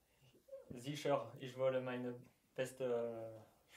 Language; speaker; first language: German; non-native, learner; French